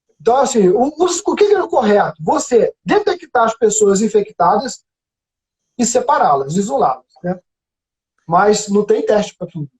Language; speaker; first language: Portuguese; native; Portuguese